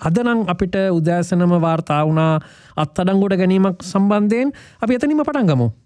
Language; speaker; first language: Sinhala; native; Sinhala